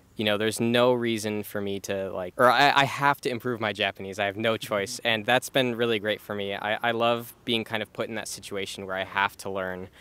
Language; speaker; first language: English; native; English